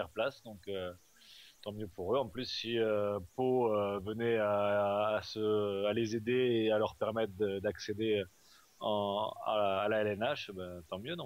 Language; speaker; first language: French; native; French